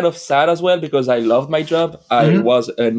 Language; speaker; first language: English; non-native, fluent; French